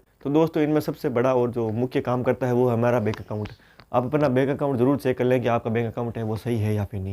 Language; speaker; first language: Hindi; non-native, local second language; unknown